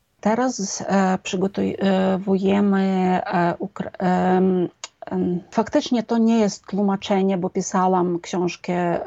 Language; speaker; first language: Polish; non-native, fluent; Ukrainian